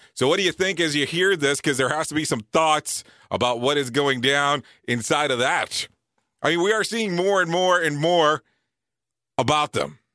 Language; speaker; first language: English; native; English